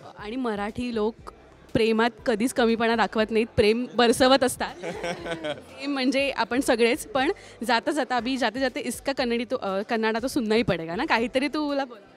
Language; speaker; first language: Marathi; native; Marathi